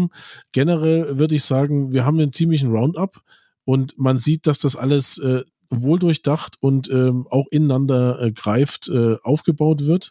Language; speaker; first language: German; native; German